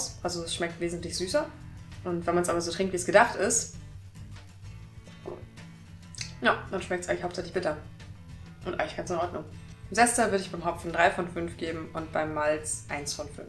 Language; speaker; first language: German; native; German